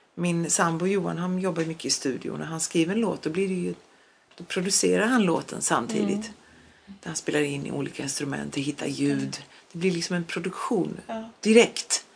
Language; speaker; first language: Swedish; non-native, local second language; Polish